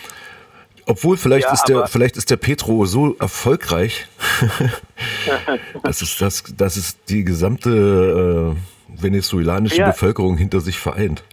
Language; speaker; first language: German; native; German